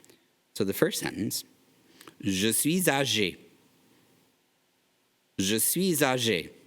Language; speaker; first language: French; non-native, fluent; English